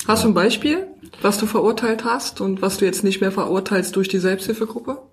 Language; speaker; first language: German; native; German